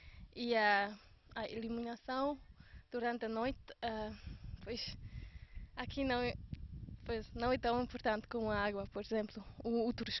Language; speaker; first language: Portuguese; non-native, fluent; German